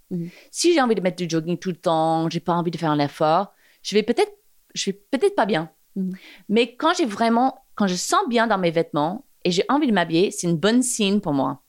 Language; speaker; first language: French; non-native, fluent; English